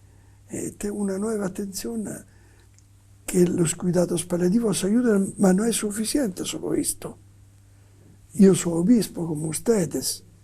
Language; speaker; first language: Spanish; non-native, fluent; Italian